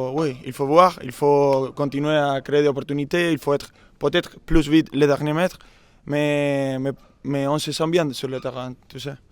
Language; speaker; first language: French; non-native, learner; Spanish